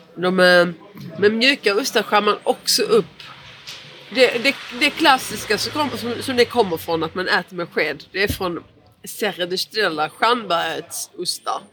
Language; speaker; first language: Swedish; early bilingual, other home language; Portuguese